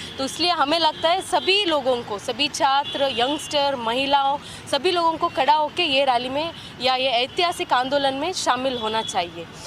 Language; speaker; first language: Hindi; non-native, local second language; Kannada